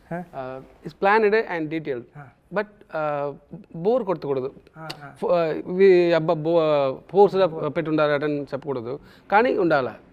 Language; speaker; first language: Telugu; non-native, local second language; Tamil